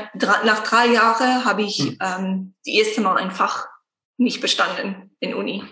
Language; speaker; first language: German; non-native, fluent; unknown